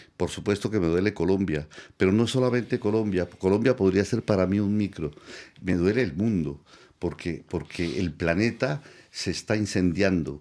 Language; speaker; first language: Spanish; native; Spanish